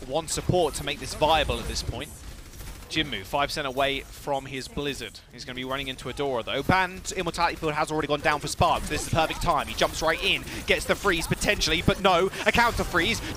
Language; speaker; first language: English; native; English